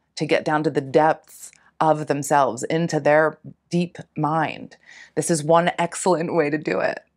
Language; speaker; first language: English; native; English